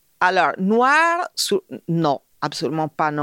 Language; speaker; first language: French; non-native, fluent; Italian